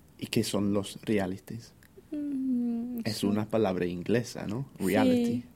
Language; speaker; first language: Spanish; non-native, fluent; English